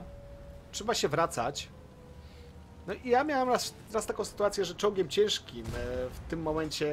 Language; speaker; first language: Polish; native; Polish